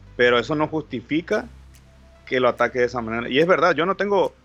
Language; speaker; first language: Spanish; native; Spanish